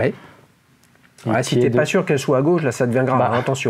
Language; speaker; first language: French; native; French